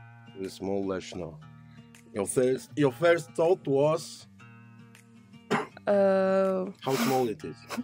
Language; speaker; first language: English; non-native, fluent; Polish